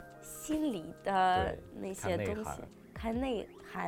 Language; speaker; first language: Chinese; non-native, fluent; Russian